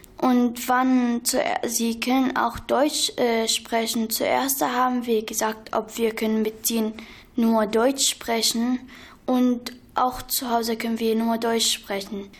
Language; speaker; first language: German; non-native, learner; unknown